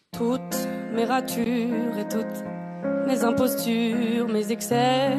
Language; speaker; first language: French; native; French